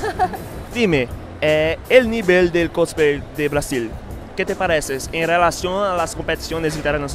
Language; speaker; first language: Spanish; non-native, fluent; Portuguese